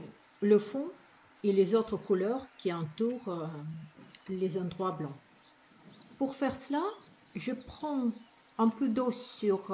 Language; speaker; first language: French; non-native, fluent; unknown